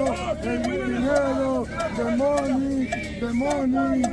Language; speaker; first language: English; non-native, fluent; Spanish